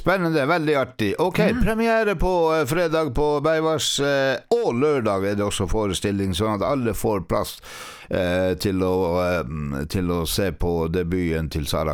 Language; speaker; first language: Norwegian; native; Norwegian